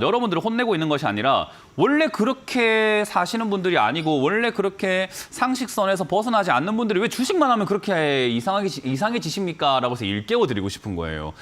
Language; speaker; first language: Korean; native; Korean